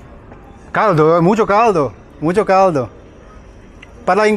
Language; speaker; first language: Spanish; non-native, learner; Slovak